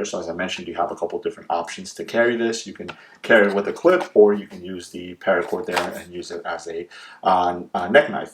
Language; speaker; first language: English; native; English